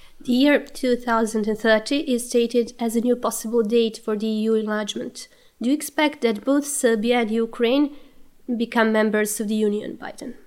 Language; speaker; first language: English; non-native, fluent; Serbian